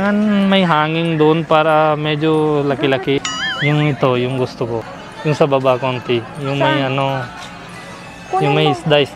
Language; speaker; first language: Filipino; non-native, learner; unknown